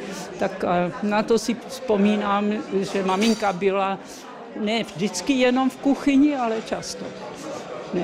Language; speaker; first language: Czech; early bilingual, other home language; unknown